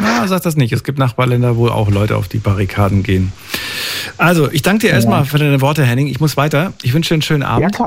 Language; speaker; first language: German; native; German